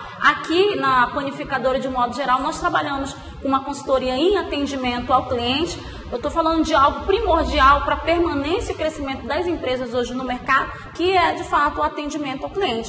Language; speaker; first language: Portuguese; native; Portuguese